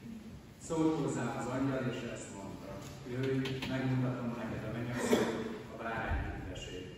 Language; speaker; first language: Hungarian; native; Hungarian